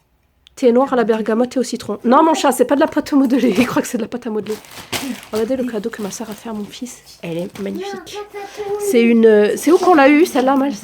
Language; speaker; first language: French; native; French